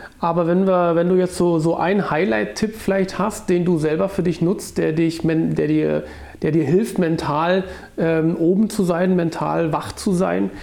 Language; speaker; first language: German; native; German